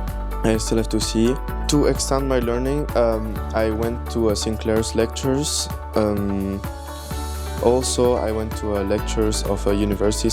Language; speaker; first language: English; non-native, fluent; French